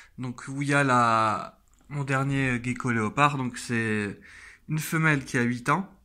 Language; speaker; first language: French; native; French